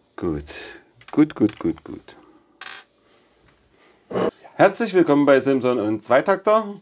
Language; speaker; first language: German; native; German